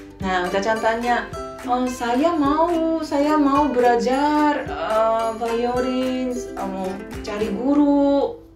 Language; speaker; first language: Indonesian; non-native, fluent; Japanese